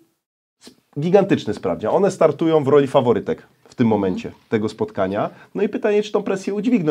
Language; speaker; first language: Polish; native; Polish